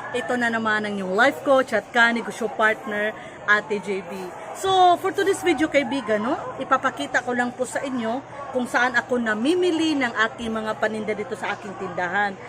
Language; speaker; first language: Filipino; non-native, local second language; Cebuano